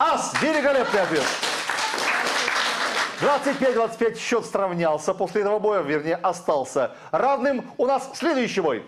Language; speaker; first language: Russian; native; Russian